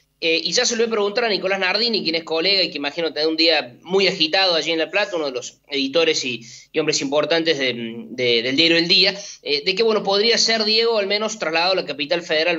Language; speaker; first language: Spanish; native; Spanish